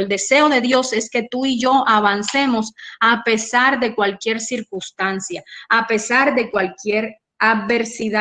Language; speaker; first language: Spanish; native; Spanish